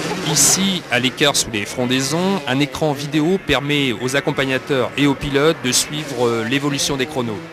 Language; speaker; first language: French; native; French